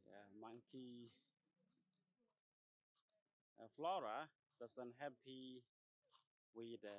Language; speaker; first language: English; non-native, learner; Khmer